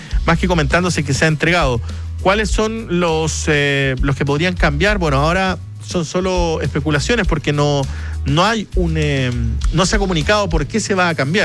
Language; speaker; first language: Spanish; native; Spanish